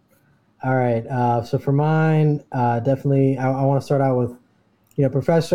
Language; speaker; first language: English; native; English